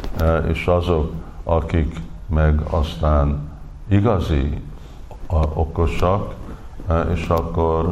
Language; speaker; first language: Hungarian; early bilingual, heritage; English